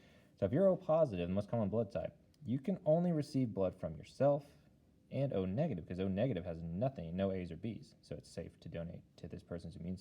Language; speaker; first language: English; native; English